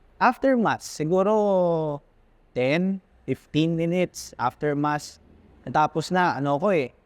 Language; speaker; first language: Filipino; native; Filipino